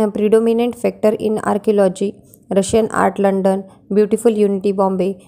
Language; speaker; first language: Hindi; non-native, local second language; Marathi